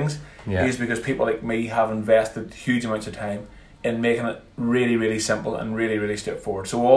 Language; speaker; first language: English; native; English